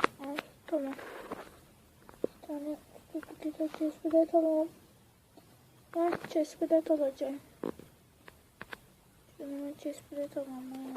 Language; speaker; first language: Turkish; native; Turkish